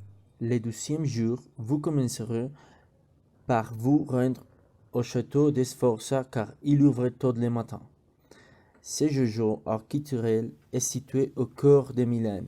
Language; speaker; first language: French; non-native, learner; Spanish